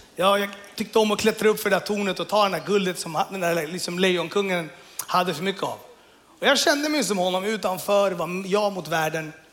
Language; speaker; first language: Swedish; early bilingual, other home language; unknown